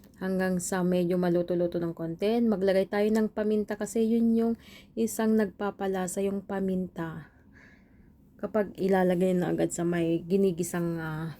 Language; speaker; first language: Filipino; non-native, local second language; Iloko